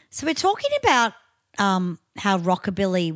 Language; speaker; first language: English; native; English